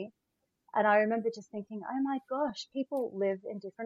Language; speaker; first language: English; native; English